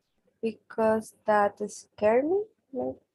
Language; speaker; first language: English; non-native, learner; Spanish